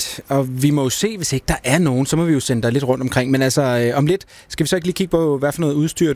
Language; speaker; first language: Danish; native; Danish